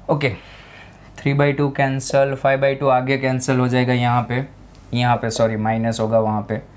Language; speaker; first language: Hindi; non-native, local second language; Gujarati